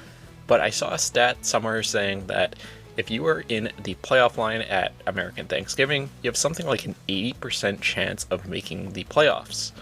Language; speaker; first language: English; native; English